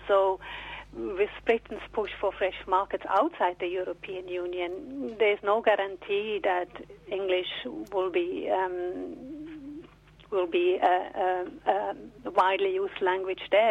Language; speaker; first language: English; non-native, fluent; German